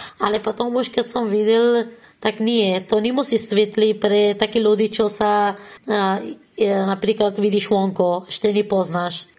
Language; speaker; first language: Slovak; non-native, learner; Persian